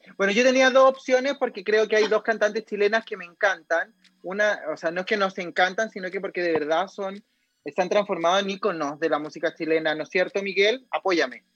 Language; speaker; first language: Spanish; native; Spanish